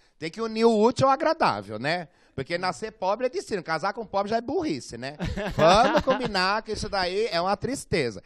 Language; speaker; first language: Portuguese; native; Portuguese